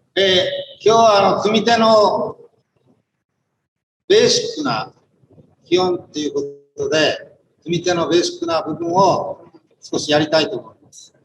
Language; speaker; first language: Japanese; native; Japanese